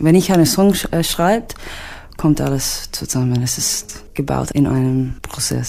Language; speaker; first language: German; non-native, learner; English